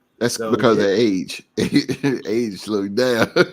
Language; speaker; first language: English; native; English